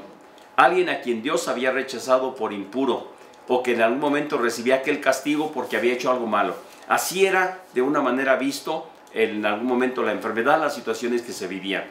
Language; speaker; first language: Spanish; native; Spanish